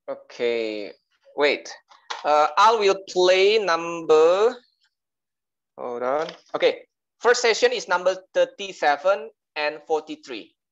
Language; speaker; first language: English; non-native, learner; Indonesian